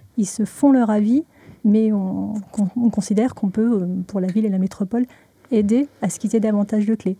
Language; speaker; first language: French; non-native, fluent; Spanish